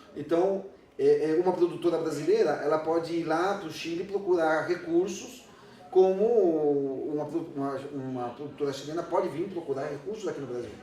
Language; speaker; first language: Portuguese; non-native, fluent; Spanish